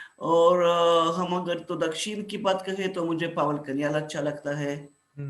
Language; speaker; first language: Hindi; non-native, fluent; Russian